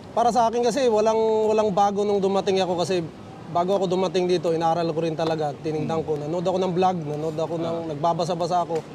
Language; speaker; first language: Filipino; non-native, local second language; Cebuano